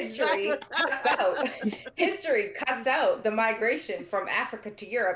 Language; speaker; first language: English; native; English